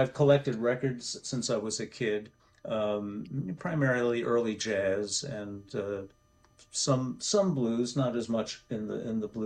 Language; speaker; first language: English; native; English